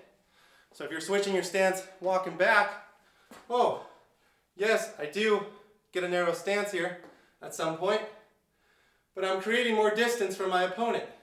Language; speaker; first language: English; native; English